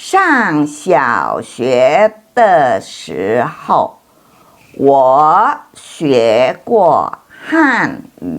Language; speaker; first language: Chinese; non-native, fluent; Indonesian